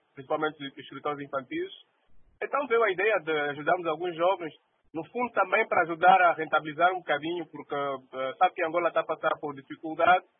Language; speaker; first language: Portuguese; native; Portuguese